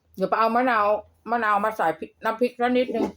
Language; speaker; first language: Thai; non-native, local second language; Lao